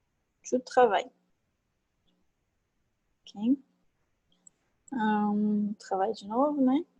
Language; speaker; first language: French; non-native, fluent; Portuguese